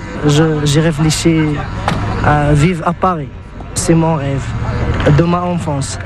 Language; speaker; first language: French; non-native, learner; Arabic